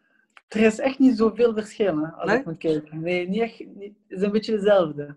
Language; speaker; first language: Dutch; non-native, local second language; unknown